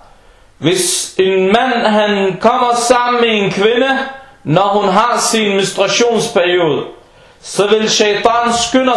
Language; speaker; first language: Danish; non-native, fluent; Arabic